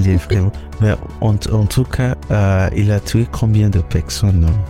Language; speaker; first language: French; non-native, learner; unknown